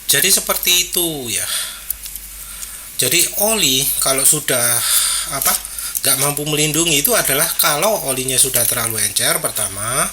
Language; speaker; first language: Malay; non-native, local second language; Javanese